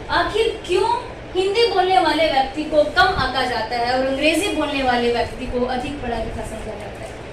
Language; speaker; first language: Hindi; native; Hindi